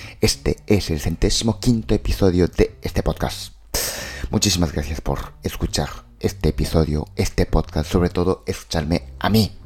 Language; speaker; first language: Spanish; native; Spanish